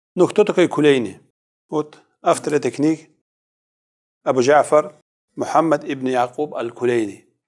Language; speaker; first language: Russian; non-native, local second language; Kumyk